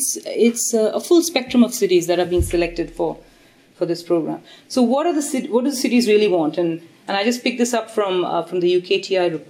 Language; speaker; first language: English; non-native, local second language; Tamil